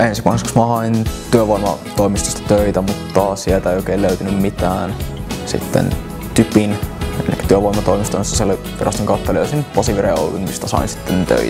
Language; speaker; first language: Finnish; native; Finnish